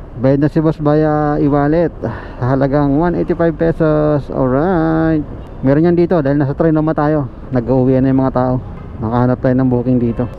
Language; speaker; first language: Filipino; native; Filipino